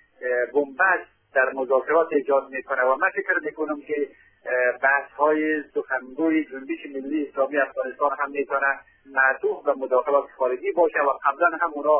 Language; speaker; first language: Persian; native; Persian